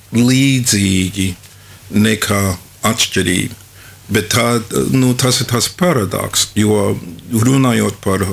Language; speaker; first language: Latvian; non-native, fluent; English